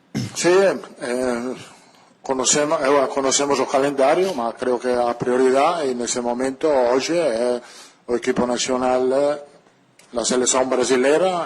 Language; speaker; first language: Portuguese; non-native, learner; Italian